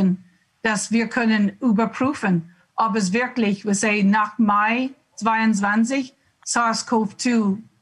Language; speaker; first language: German; non-native, learner; English